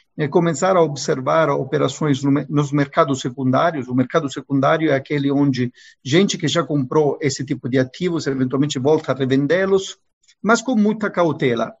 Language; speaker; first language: Portuguese; non-native, fluent; Italian